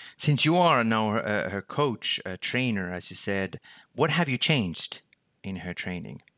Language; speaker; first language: English; non-native, fluent; Finnish